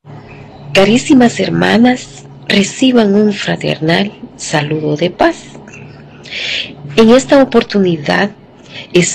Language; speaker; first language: Spanish; native; Spanish